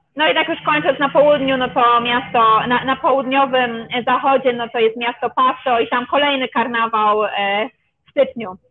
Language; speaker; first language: Polish; native; Polish